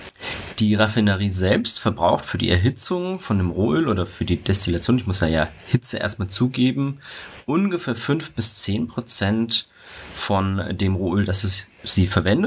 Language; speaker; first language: German; native; German